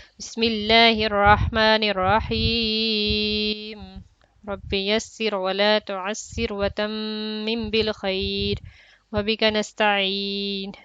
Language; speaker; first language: Urdu; native; Urdu